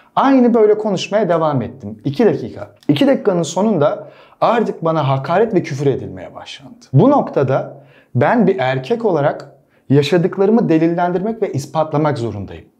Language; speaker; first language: Turkish; native; Turkish